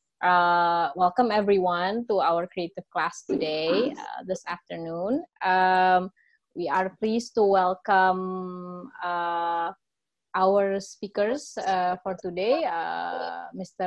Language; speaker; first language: English; non-native, fluent; Indonesian